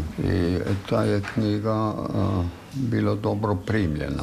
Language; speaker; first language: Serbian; non-native, fluent; German